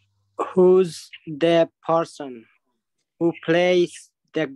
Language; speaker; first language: English; non-native, learner; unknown